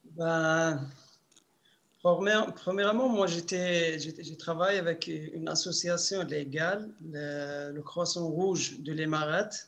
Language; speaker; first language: French; non-native, local second language; Arabic